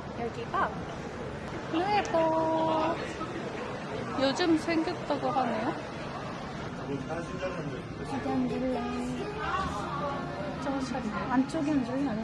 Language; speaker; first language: Korean; non-native, fluent; Japanese